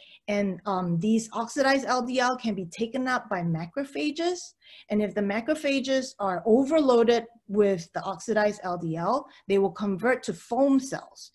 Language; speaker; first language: English; early bilingual, other home language; Chinese